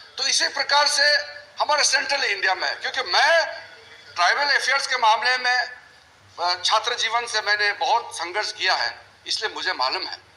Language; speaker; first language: Hindi; non-native, local second language; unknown